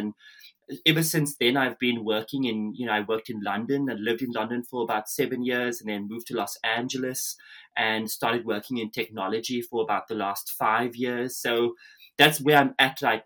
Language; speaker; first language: English; native; English